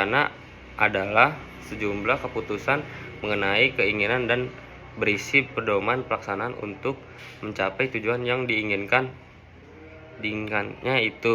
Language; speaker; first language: Indonesian; native; Indonesian